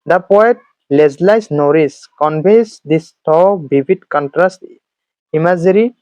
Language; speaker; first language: English; non-native, local second language; Assamese